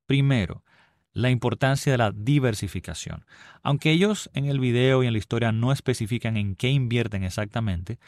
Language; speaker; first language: Spanish; native; Spanish